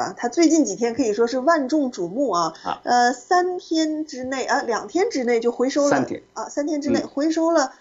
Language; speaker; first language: Chinese; native; Chinese